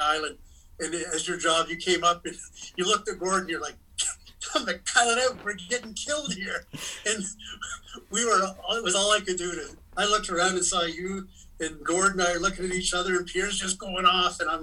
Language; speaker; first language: English; native; English